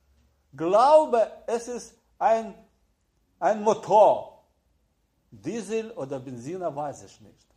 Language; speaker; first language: German; non-native, learner; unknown